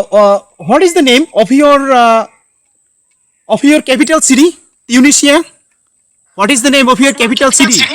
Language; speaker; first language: English; non-native, learner; Bangla